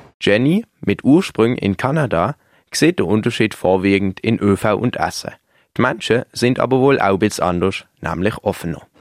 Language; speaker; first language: German; native; German